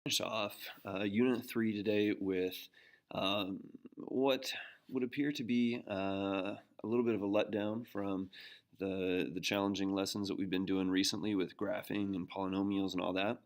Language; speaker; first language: English; native; English